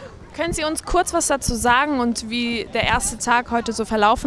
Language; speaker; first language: German; native; German